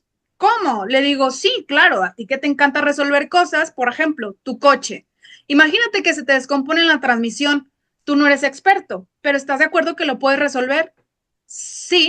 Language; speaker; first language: Spanish; native; Spanish